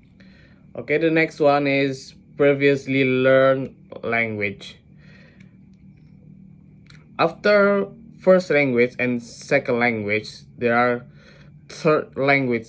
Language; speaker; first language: English; non-native, learner; Indonesian